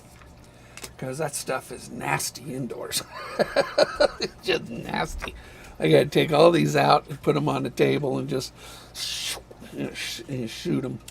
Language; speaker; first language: English; native; English